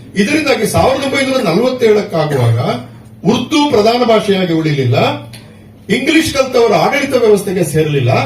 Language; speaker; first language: Kannada; non-native, local second language; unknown